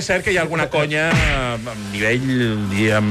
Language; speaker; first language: Catalan; native; Catalan